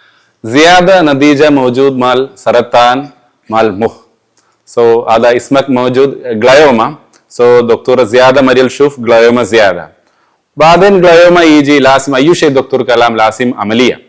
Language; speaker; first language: Arabic; non-native, learner; Malayalam